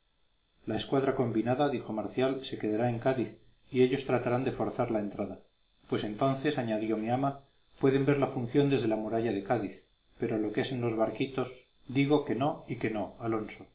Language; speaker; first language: Spanish; native; Spanish